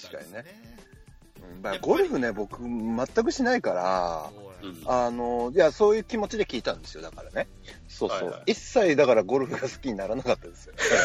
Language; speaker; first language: Japanese; native; Japanese